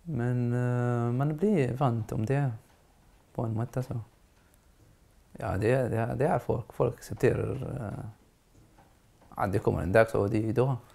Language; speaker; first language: Norwegian; non-native, learner; Arabic